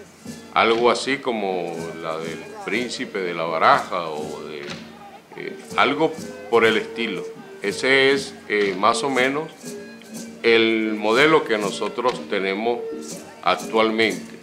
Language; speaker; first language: Spanish; native; Spanish